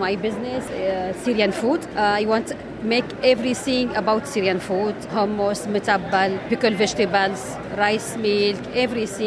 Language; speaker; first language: English; non-native, learner; Arabic